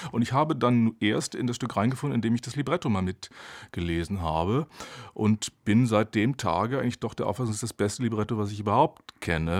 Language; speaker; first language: German; native; German